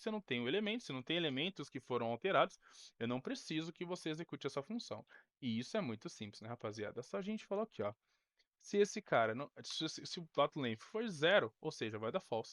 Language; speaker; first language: Portuguese; native; Portuguese